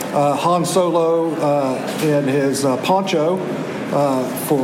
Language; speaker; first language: English; native; English